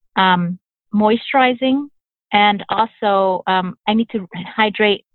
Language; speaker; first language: English; early bilingual, other home language; Vietnamese